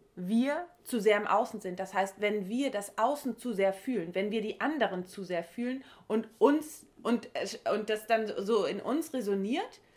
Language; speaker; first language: German; native; German